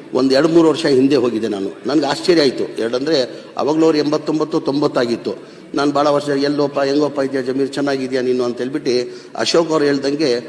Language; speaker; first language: Kannada; non-native, local second language; Urdu